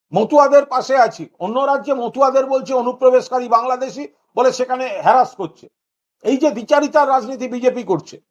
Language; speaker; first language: Bangla; native; Bangla